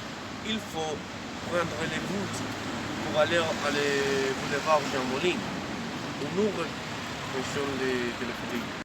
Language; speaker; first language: French; non-native, learner; Spanish